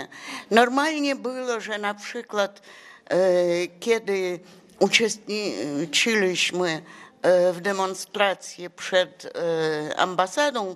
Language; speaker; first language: Polish; non-native, fluent; Russian